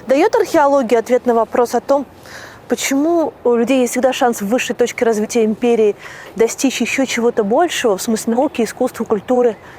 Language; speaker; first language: Russian; native; Russian